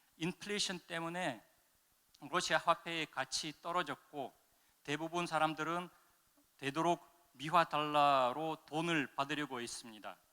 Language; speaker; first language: Korean; non-native, fluent; Russian